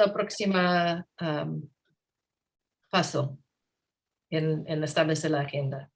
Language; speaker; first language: Spanish; non-native, learner; English